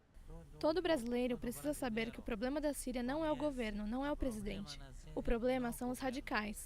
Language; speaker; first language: Portuguese; non-native, learner; Arabic